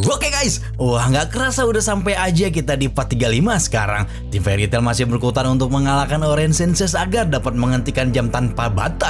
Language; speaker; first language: Indonesian; native; Indonesian